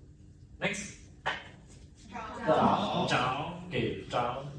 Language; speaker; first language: Chinese; non-native, fluent; Indonesian